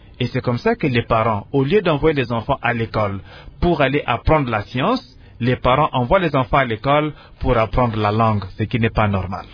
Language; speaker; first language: French; non-native, local second language; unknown